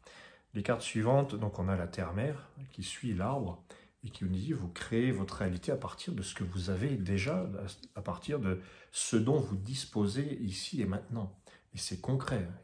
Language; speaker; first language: French; native; French